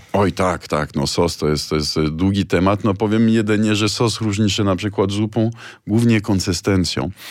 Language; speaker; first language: Polish; non-native, fluent; French